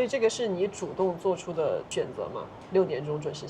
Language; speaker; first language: Chinese; native; Chinese